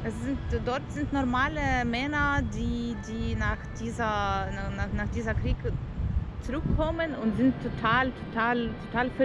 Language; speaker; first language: German; non-native, learner; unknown